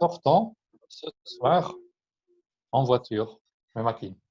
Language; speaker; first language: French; non-native, fluent; Albanian